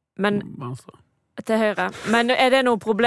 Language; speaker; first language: Norwegian; native; Norwegian